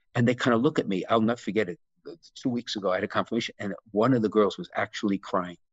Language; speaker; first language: English; native; English